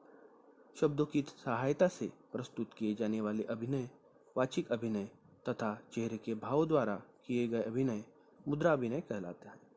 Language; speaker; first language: Hindi; non-native, local second language; Marathi